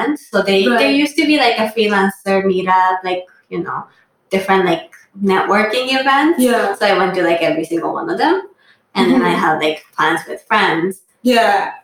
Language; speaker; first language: English; non-native, fluent; Japanese